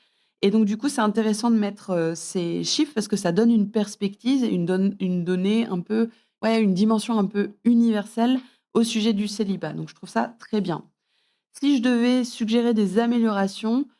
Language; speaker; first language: French; native; French